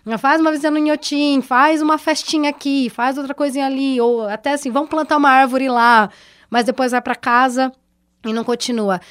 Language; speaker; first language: Portuguese; native; Portuguese